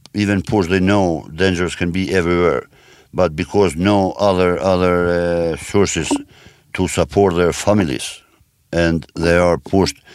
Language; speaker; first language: English; non-native, learner; Albanian